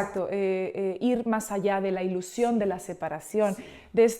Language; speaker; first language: Spanish; native; Spanish